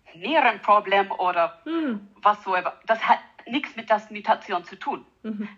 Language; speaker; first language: German; non-native, fluent; English